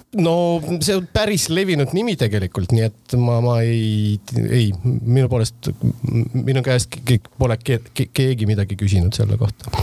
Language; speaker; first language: Estonian; non-native, local second language; Russian